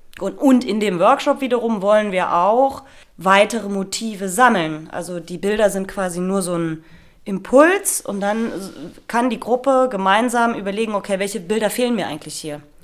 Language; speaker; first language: German; native; German